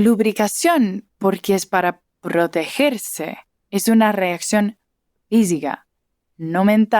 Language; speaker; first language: Spanish; early bilingual, heritage; English